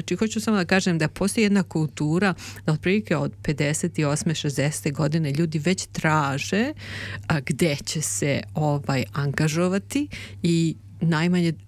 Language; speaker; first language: Serbian; native; Serbian